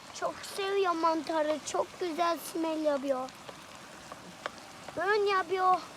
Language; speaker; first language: Turkish; early bilingual, heritage; Turkish